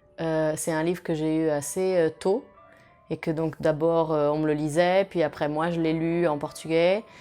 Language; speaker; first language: French; non-native, fluent; Portuguese